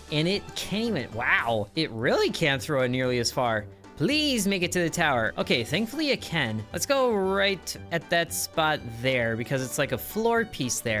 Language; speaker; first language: English; native; English